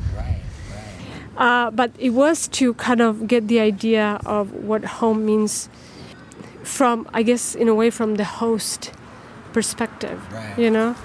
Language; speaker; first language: English; non-native, fluent; Spanish